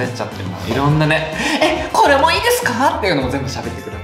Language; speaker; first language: Japanese; early bilingual, other home language; Korean